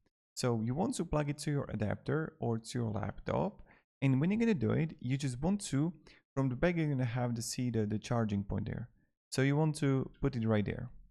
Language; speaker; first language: English; non-native, fluent; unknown